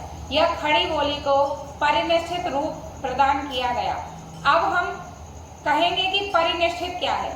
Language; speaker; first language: Hindi; native; Hindi